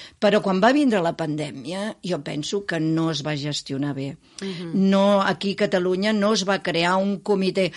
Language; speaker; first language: Catalan; native; Catalan